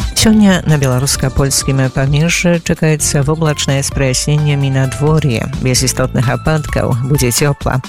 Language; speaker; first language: Belarusian; native; Belarusian